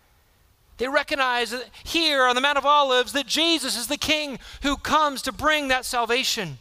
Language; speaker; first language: English; native; English